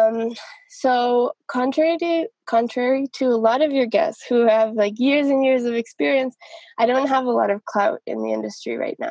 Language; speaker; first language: English; native; English